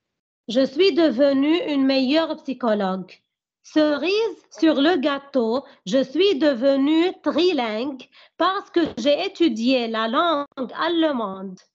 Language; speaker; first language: French; non-native, learner; Arabic